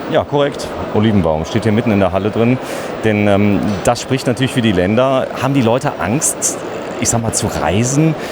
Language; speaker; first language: German; native; German